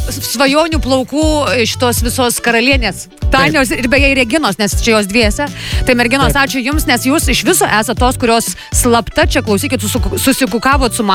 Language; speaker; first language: Lithuanian; native; Lithuanian